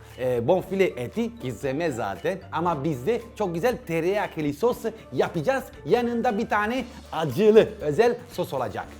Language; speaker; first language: Turkish; non-native, learner; Italian